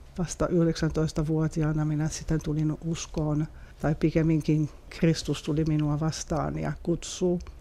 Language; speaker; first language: Finnish; non-native, fluent; French